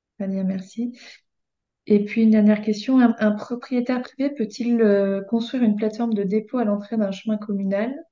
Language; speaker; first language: French; native; French